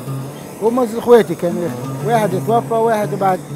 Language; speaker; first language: Arabic; native; Arabic